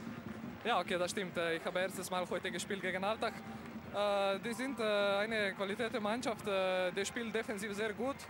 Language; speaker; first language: German; non-native, learner; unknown